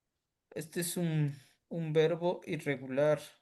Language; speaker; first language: Spanish; native; Spanish